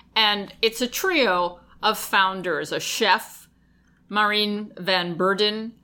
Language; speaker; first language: English; native; English